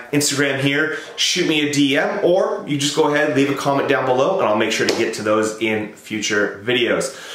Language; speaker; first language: English; native; English